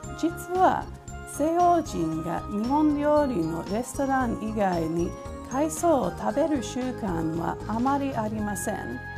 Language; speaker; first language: Japanese; non-native, fluent; English